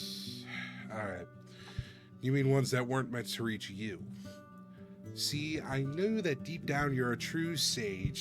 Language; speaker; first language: English; native; English